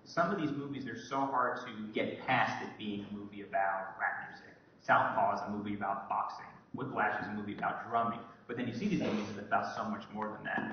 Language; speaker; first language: English; native; English